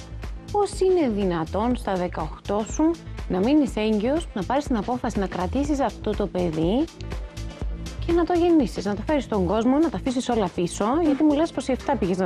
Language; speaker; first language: Greek; native; Greek